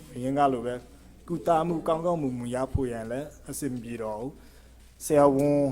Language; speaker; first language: Burmese; non-native, fluent; English